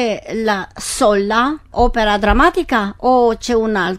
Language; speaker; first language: Italian; non-native, learner; Romanian